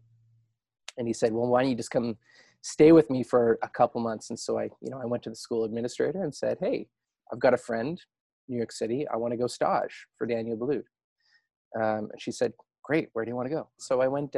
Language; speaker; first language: English; native; English